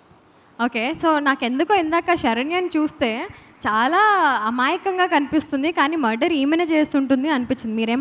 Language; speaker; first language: Telugu; native; Telugu